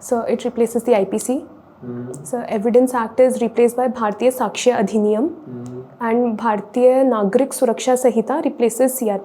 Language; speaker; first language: English; non-native, local second language; Hindi